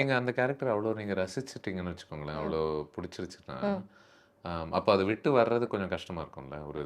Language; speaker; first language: Tamil; native; Tamil